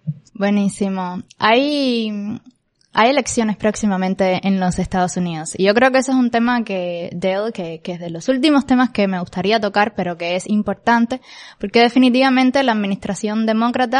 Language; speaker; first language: Spanish; native; Spanish